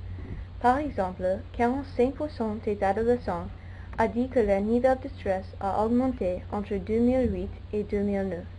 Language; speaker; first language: French; non-native, learner; English